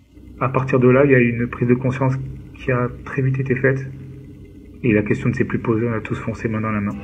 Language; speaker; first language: French; native; French